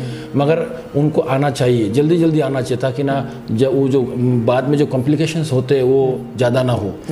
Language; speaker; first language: Hindi; non-native, fluent; Bangla